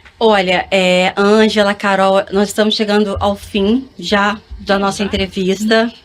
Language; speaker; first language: Portuguese; native; Portuguese